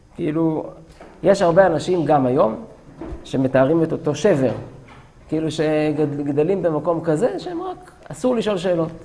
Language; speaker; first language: Hebrew; native; Hebrew